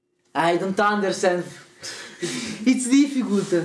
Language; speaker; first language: English; non-native, learner; Italian